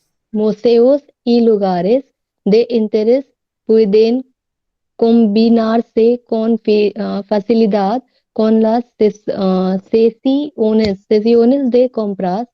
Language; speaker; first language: Spanish; non-native, learner; Hindi